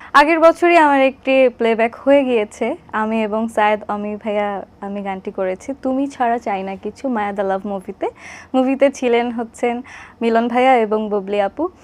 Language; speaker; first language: Bangla; native; Bangla